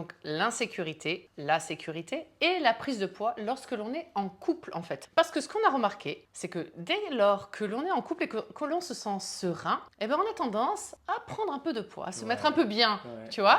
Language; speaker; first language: French; native; French